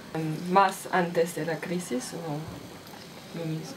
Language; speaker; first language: Spanish; non-native, learner; German